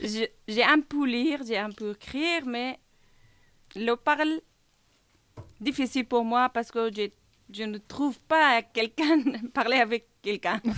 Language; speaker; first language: French; non-native, learner; Kurdish